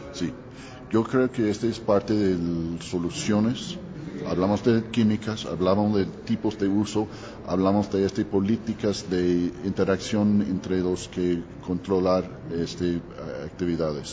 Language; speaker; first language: Spanish; non-native, learner; English